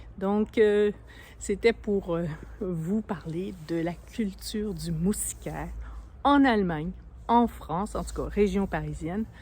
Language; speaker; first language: French; native; French